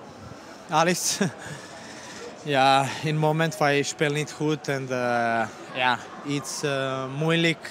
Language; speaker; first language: Dutch; non-native, learner; Serbian